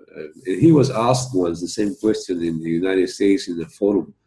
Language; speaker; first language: English; non-native, fluent; Spanish